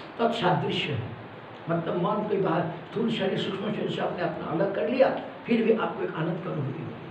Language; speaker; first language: Hindi; non-native, local second language; Malayalam